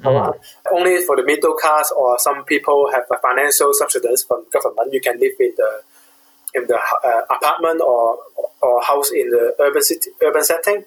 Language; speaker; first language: English; non-native, local second language; Cantonese